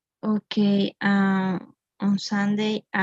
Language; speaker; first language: English; non-native, learner; Spanish